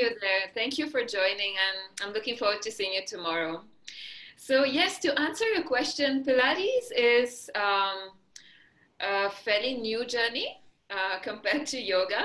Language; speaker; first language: English; non-native, fluent; Marathi